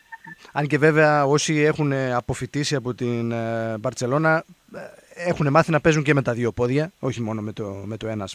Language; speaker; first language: Greek; native; Greek